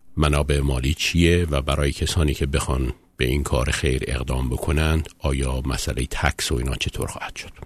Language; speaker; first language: Persian; native; Persian